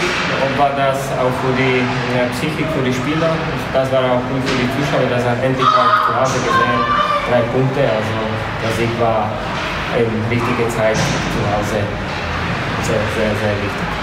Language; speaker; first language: German; non-native, fluent; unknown